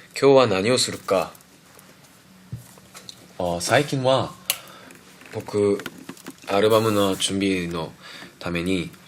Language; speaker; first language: Japanese; non-native, fluent; Korean